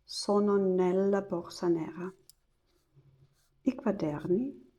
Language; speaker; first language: Italian; non-native, learner; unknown